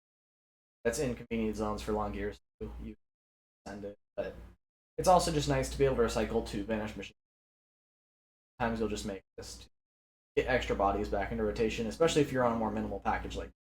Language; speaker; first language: English; native; English